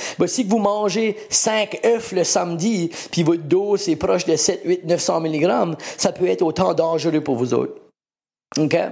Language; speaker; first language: French; native; French